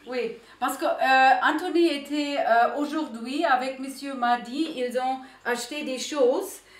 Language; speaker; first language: French; non-native, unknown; German